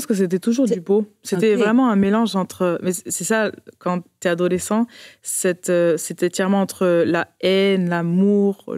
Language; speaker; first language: French; early bilingual, other home language; Portuguese